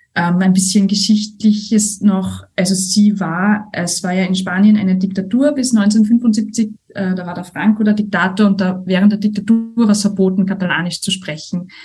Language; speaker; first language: German; native; German